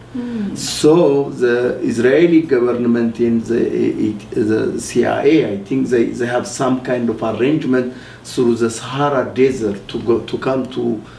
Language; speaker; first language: English; non-native, fluent; Amharic